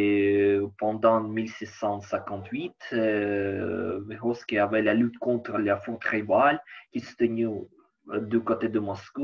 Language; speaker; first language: French; non-native, learner; Ukrainian